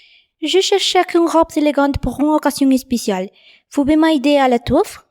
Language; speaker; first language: French; non-native, learner; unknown